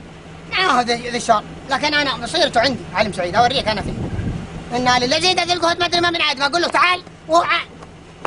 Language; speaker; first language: Arabic; native; Arabic